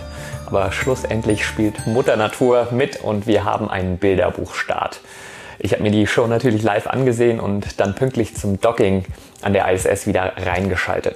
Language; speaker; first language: German; native; German